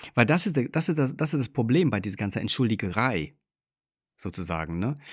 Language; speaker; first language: German; non-native, fluent; English